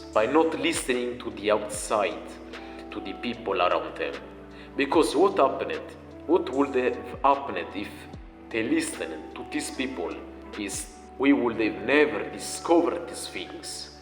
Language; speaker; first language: English; non-native, fluent; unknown